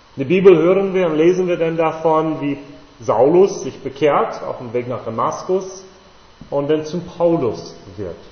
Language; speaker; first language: German; non-native, fluent; English